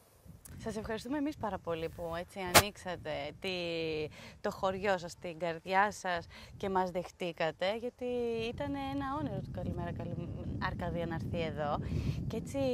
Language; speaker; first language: Greek; native; Greek